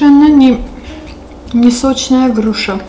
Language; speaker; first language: Russian; non-native, local second language; Armenian